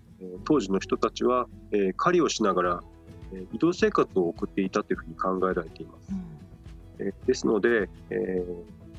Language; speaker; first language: Japanese; native; Japanese